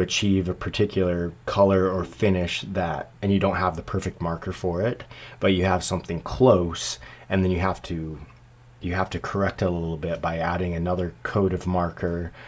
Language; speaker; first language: English; native; English